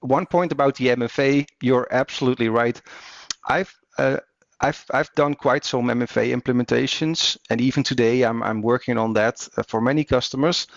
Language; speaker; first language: English; non-native, fluent; Dutch